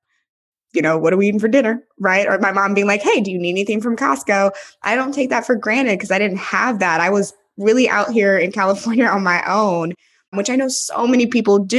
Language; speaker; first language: English; native; English